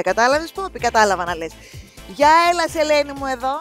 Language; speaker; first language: Greek; native; Greek